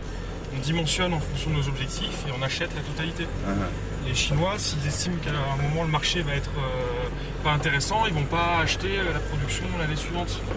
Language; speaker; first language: French; native; French